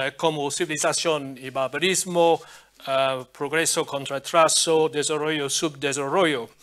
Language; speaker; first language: Spanish; non-native, fluent; English